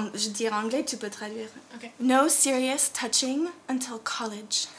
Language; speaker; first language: French; non-native, fluent; English